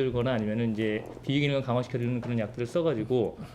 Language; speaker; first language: Korean; native; Korean